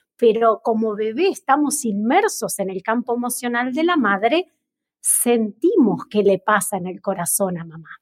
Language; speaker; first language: Spanish; native; Spanish